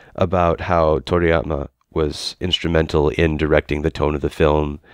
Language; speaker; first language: English; native; English